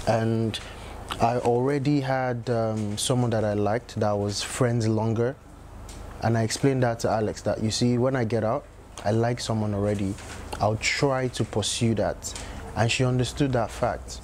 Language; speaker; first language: English; native; English